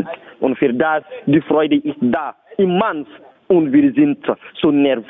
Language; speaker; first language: German; non-native, learner; Bambara